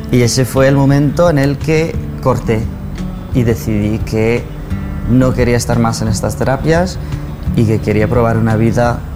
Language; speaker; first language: Spanish; non-native, fluent; English